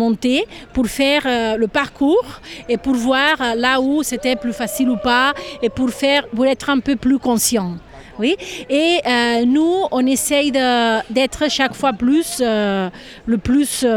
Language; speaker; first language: French; non-native, fluent; Catalan